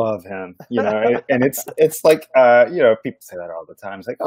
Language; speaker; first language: English; native; English